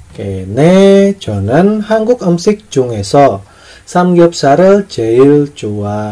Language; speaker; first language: Korean; non-native, fluent; Indonesian